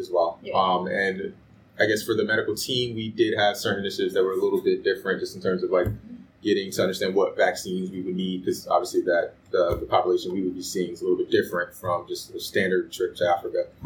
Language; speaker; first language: English; early bilingual, other home language; Akan